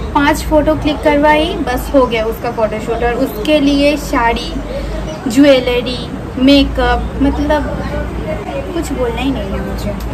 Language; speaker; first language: Hindi; non-native, local second language; Bangla